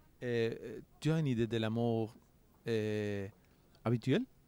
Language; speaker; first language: French; non-native, fluent; Spanish